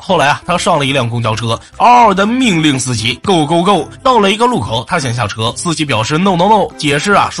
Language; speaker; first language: Chinese; native; Chinese